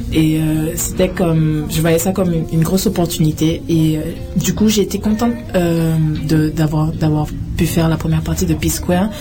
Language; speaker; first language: French; native; French